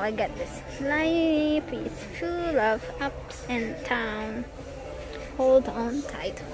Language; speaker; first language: English; non-native, local second language; Filipino